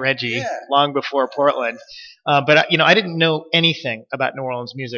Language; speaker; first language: English; native; English